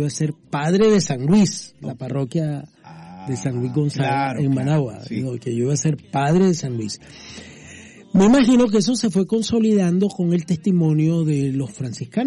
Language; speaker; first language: Spanish; native; Spanish